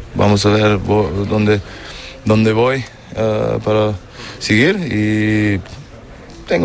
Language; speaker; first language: Spanish; non-native, learner; German